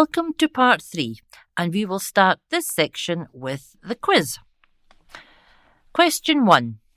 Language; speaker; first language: English; native; English